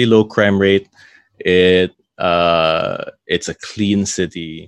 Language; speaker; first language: English; native; English